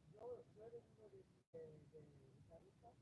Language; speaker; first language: Spanish; non-native, fluent; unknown